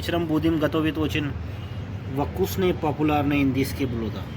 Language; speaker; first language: Russian; non-native, learner; Hindi